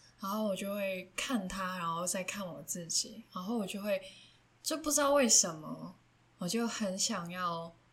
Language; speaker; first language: Chinese; native; Chinese